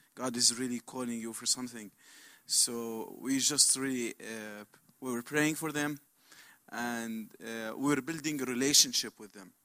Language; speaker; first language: English; non-native, learner; Arabic